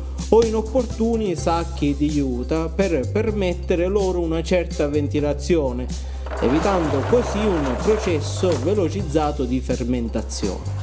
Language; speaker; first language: Italian; native; Italian